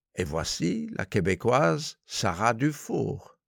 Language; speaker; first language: French; non-native, fluent; English